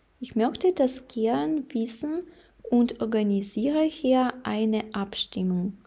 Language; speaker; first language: German; non-native, fluent; Ukrainian